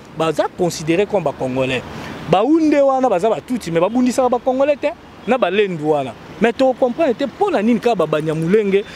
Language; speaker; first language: Lingala; native; Lingala